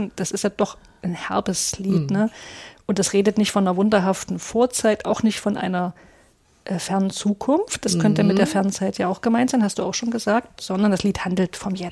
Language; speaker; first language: German; native; German